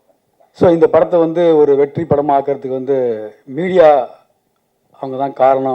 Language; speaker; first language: Tamil; native; Tamil